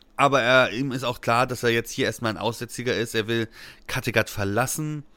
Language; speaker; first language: German; native; German